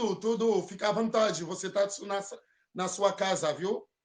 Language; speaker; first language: Portuguese; non-native, learner; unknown